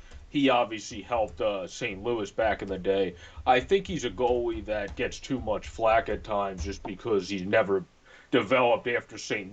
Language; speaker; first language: English; native; English